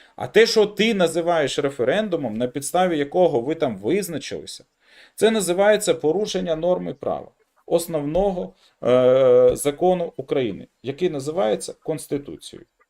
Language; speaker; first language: Ukrainian; non-native, local second language; Russian